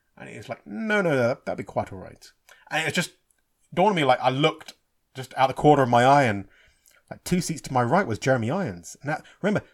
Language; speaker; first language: English; native; English